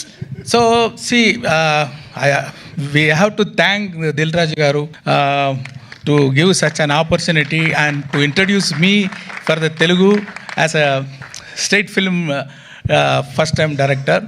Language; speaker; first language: Telugu; non-native, local second language; Tamil